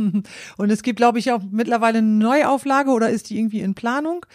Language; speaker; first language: German; native; German